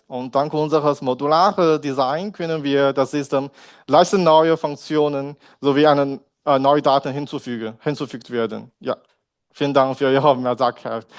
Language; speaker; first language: German; non-native, learner; Chinese